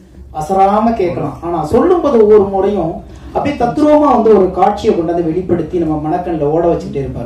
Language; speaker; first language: Tamil; native; Tamil